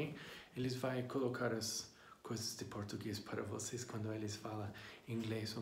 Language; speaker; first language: Portuguese; non-native, fluent; English